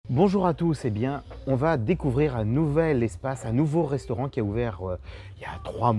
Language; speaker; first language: French; native; French